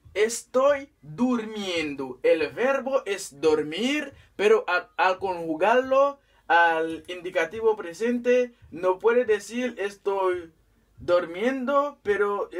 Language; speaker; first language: Spanish; non-native, fluent; Haitian Creole